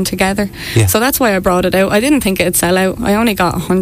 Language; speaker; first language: English; native; English